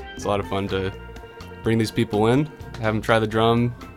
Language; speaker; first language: English; native; English